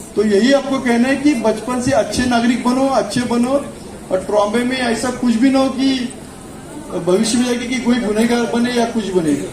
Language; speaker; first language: Hindi; non-native, local second language; Marathi